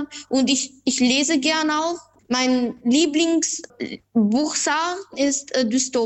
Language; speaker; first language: German; non-native, fluent; Albanian